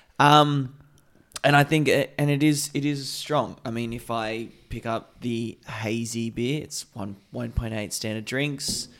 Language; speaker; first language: English; native; English